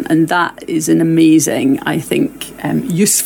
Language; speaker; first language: English; native; English